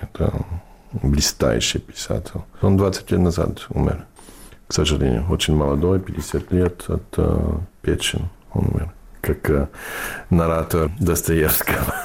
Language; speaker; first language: Russian; non-native, fluent; English